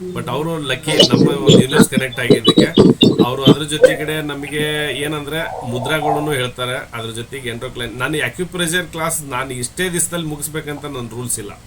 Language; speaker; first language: Kannada; native; Kannada